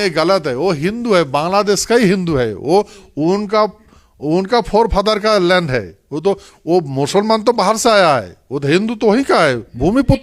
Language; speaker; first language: Hindi; non-native, local second language; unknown